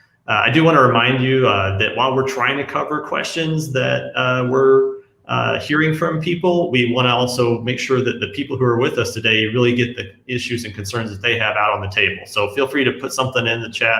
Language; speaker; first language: English; native; English